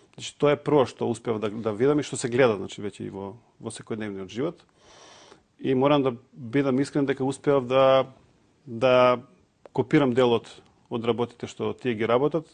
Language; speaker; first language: Macedonian; non-native, local second language; Serbian